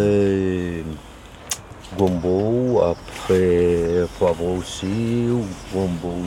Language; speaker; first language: French; non-native, learner; Kurdish